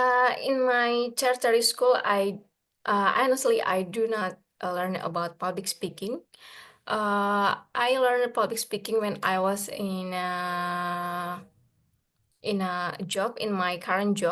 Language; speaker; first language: English; non-native, learner; Indonesian